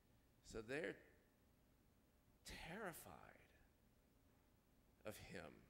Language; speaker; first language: English; native; English